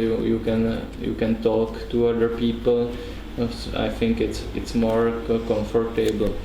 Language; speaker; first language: English; non-native, learner; Czech